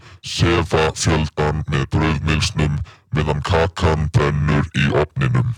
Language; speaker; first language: Icelandic; native; Icelandic